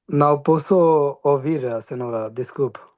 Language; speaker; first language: Portuguese; non-native, learner; Bangla